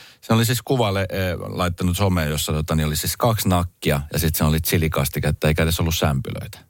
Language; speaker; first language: Finnish; early bilingual, other home language; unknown